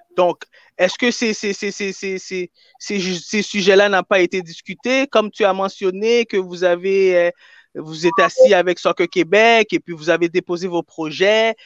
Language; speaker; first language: French; native; French